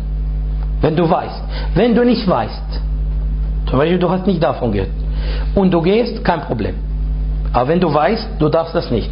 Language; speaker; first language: German; non-native, fluent; Arabic